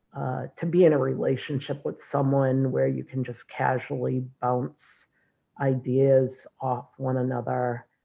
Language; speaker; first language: English; native; English